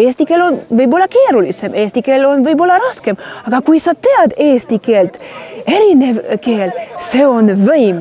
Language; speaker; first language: Estonian; non-native, learner; Croatian